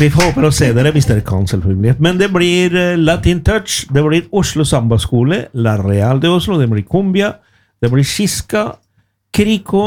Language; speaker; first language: Norwegian; non-native, fluent; Spanish